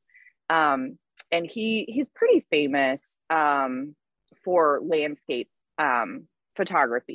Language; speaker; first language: English; native; English